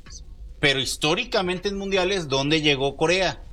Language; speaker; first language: Spanish; native; Spanish